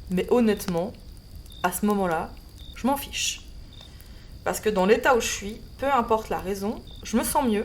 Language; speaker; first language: French; native; French